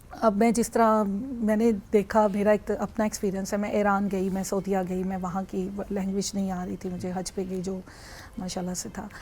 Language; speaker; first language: Urdu; non-native, local second language; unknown